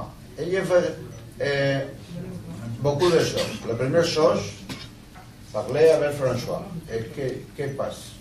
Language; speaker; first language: French; non-native, learner; Spanish